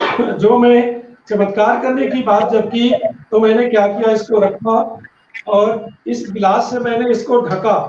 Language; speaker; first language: Hindi; native; Hindi